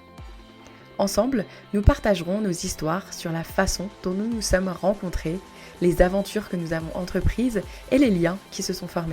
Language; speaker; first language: French; native; French